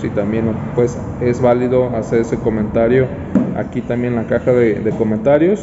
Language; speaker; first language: Spanish; native; Spanish